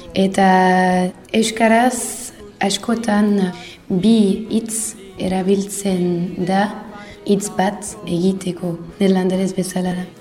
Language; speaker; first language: Basque; non-native, learner; Dutch